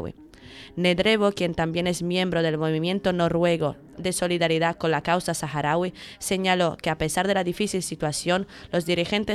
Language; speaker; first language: Spanish; native; Spanish